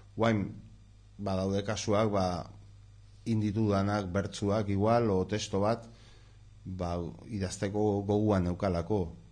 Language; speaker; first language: Basque; non-native, local second language; Spanish